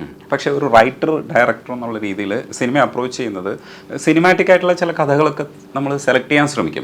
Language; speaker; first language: Malayalam; native; Malayalam